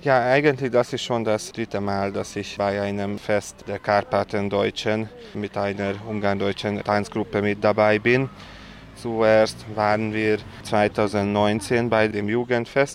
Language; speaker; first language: German; non-native, local second language; Hungarian